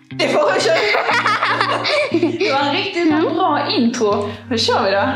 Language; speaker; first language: Swedish; native; Swedish